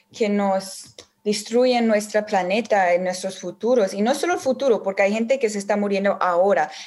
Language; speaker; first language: Spanish; early bilingual, heritage; Spanish